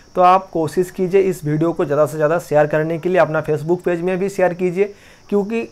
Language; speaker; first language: Hindi; non-native, local second language; Bangla